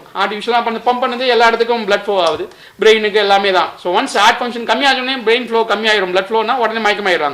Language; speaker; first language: Tamil; native; Tamil